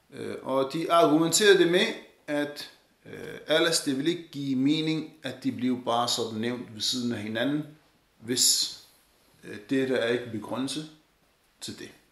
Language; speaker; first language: Danish; early bilingual, other home language; Arabic